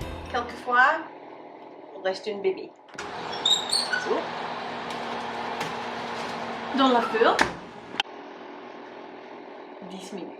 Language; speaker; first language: French; non-native, learner; English